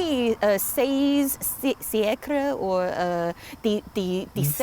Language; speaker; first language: French; non-native, learner; Chinese